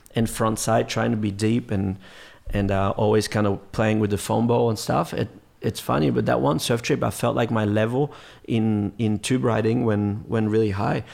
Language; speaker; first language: English; non-native, fluent; French